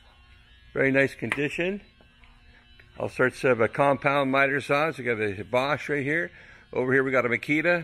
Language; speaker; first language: English; native; English